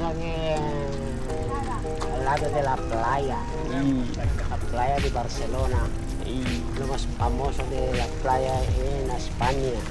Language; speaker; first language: Spanish; non-native, learner; Filipino